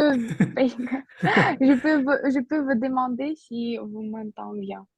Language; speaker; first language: French; non-native, fluent; Russian